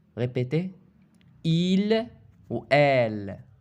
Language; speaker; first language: French; non-native, local second language; Arabic